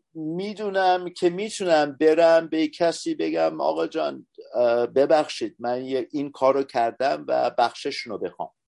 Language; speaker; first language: Persian; early bilingual, heritage; Persian